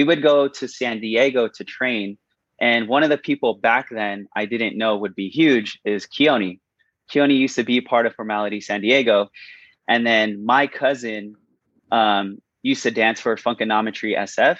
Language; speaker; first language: English; native; English